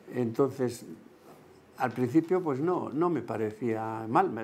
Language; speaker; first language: Spanish; native; Spanish